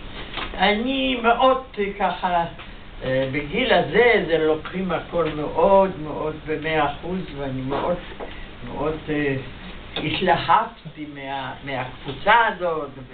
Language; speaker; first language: Hebrew; non-native, fluent; Yiddish